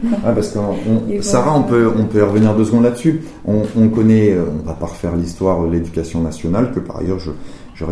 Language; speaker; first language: French; native; French